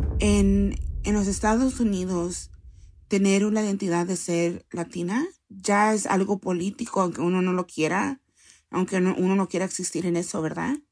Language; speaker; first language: Spanish; early bilingual, heritage; Spanish